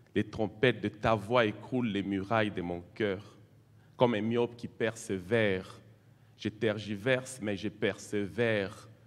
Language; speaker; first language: French; non-native, local second language; Swahili